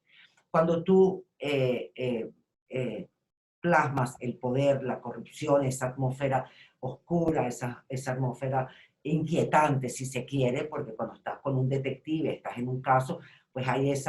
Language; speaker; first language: Spanish; native; Spanish